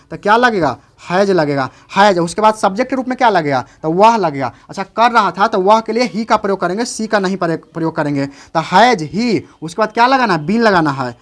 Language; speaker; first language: Hindi; native; Hindi